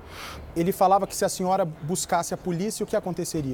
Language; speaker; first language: Portuguese; native; Portuguese